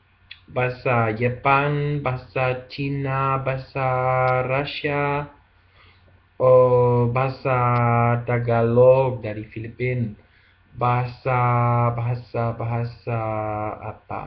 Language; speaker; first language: Indonesian; non-native, learner; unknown